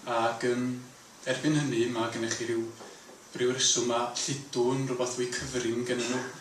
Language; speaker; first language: Welsh; native; Welsh